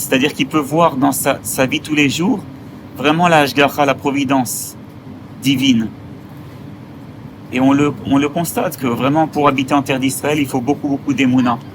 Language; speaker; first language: French; native; French